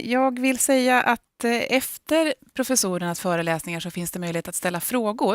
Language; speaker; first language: Swedish; native; Swedish